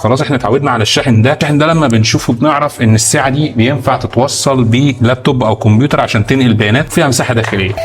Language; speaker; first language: Arabic; native; Arabic